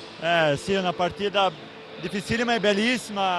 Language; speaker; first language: Italian; non-native, learner; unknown